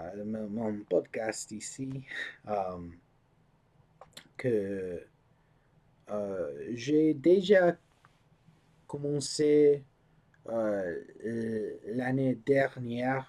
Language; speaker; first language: French; non-native, learner; English